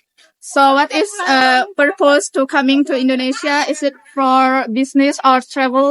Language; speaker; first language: English; non-native, learner; Indonesian